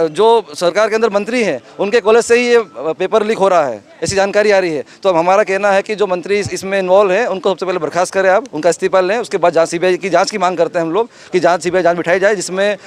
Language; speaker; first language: Hindi; native; Hindi